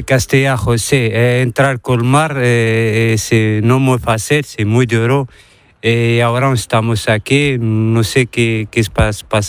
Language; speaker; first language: Spanish; non-native, learner; Arabic